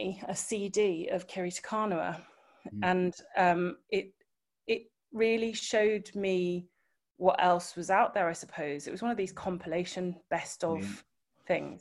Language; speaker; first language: English; native; English